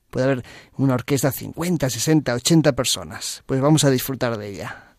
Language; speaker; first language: Spanish; native; Spanish